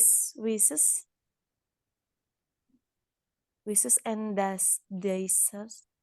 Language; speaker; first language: English; non-native, learner; Indonesian